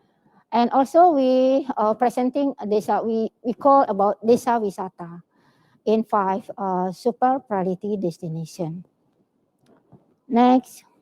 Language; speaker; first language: English; non-native, learner; Indonesian